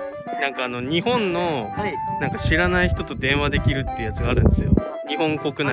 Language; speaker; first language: Japanese; native; Japanese